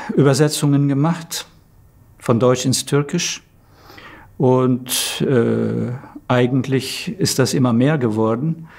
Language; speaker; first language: German; non-native, fluent; Turkish